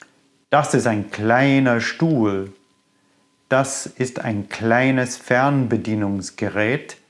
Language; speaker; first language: German; non-native, fluent; English